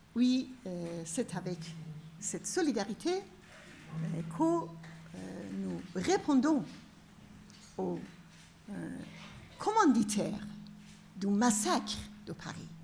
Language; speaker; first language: French; non-native, fluent; Persian